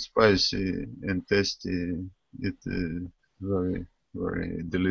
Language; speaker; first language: English; non-native, learner; Russian